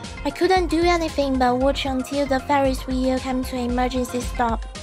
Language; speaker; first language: English; non-native, fluent; Japanese